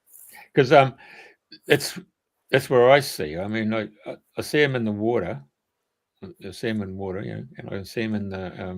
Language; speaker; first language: English; native; English